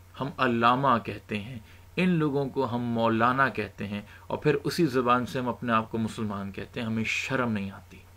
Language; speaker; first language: Urdu; native; Urdu